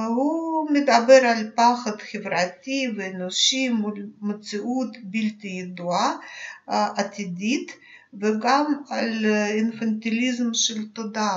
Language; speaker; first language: Hebrew; non-native, fluent; Russian